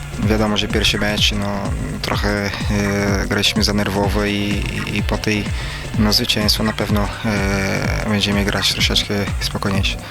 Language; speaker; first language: Polish; non-native, learner; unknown